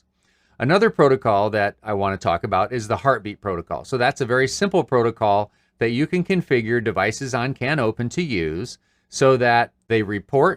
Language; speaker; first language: English; native; English